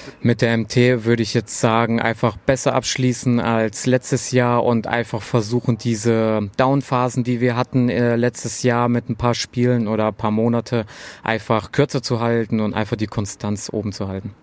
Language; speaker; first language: German; native; German